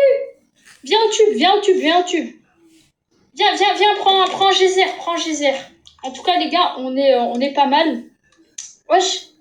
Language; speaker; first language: French; native; French